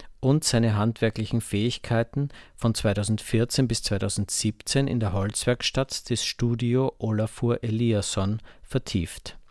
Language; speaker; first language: German; native; German